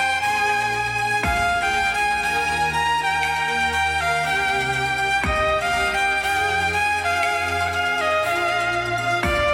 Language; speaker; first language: English; non-native, fluent; German